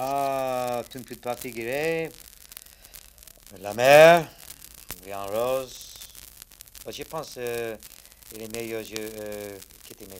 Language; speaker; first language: French; non-native, learner; English